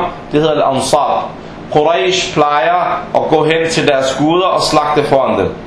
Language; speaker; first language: Danish; early bilingual, other home language; Arabic